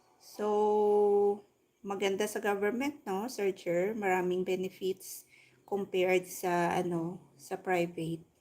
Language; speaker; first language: Filipino; non-native, local second language; Hiligaynon